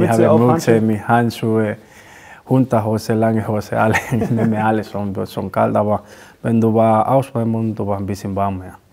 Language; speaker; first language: German; non-native, learner; Spanish